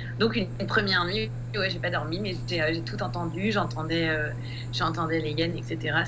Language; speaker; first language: French; native; French